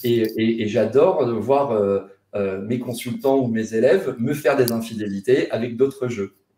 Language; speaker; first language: French; native; French